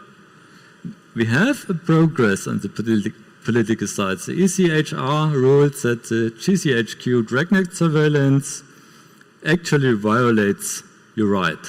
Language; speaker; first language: English; non-native, fluent; German